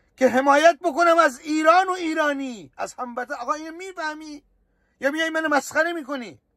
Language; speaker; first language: Persian; native; Persian